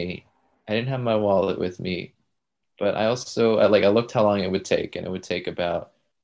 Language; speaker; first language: English; native; English